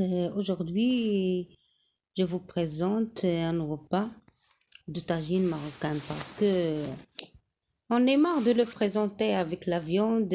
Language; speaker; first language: French; non-native, local second language; Arabic